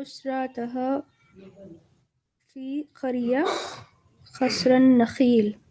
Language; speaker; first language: Arabic; non-native, learner; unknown